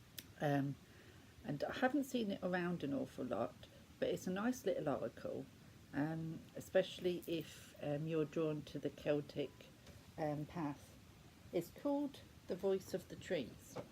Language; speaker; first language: English; native; English